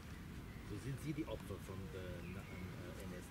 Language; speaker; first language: German; non-native, fluent; English